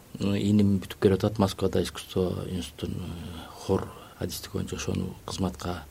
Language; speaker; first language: Kyrgyz; native; Kyrgyz